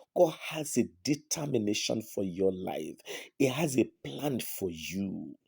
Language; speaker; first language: English; non-native, local second language; Yoruba